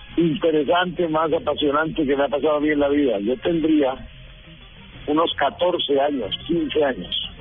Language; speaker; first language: Spanish; native; Spanish